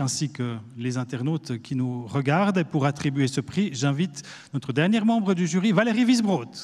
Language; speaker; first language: French; native; French